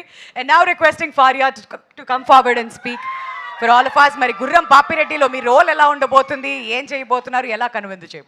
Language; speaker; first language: Telugu; native; Telugu